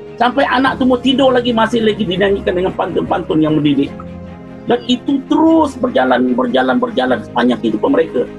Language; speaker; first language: Malay; native; Malay